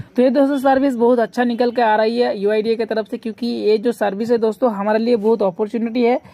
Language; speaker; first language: Hindi; non-native, local second language; Bangla